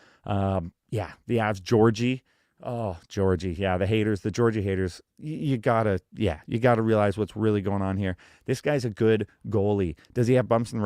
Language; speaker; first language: English; native; English